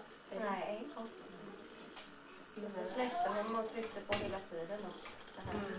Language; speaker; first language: Swedish; non-native, learner; German